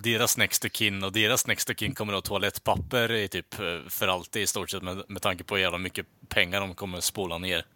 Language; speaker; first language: Swedish; native; Swedish